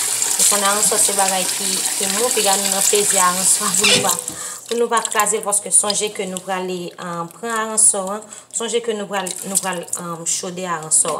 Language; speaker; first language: French; non-native, learner; Haitian Creole